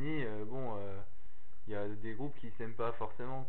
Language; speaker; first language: French; native; French